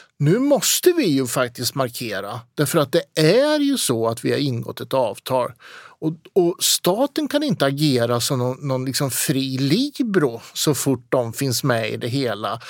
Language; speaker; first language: Swedish; native; Swedish